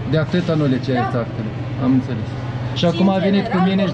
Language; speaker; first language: Romanian; native; Romanian